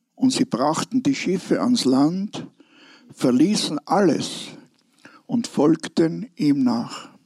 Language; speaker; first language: German; native; German